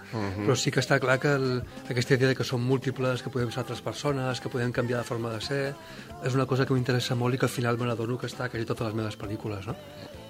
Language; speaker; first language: Catalan; native; Catalan